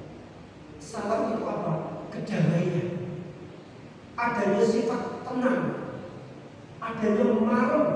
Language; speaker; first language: Indonesian; non-native, local second language; Javanese